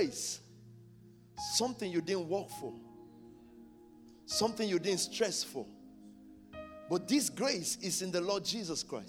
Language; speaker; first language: English; non-native, local second language; Yoruba